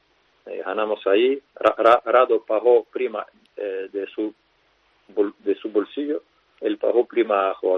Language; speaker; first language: Spanish; non-native, fluent; Russian